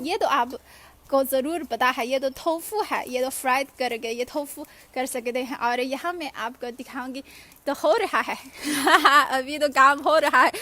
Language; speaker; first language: Urdu; non-native, fluent; Chinese